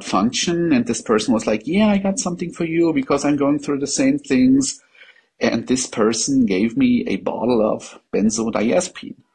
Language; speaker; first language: English; non-native, fluent; German